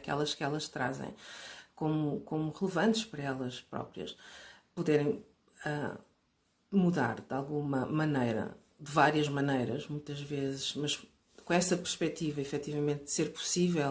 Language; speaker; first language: Portuguese; native; Portuguese